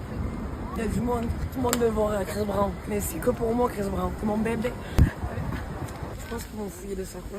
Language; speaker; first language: French; native; French